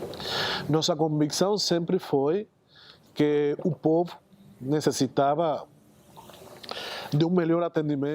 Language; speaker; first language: Portuguese; non-native, fluent; Spanish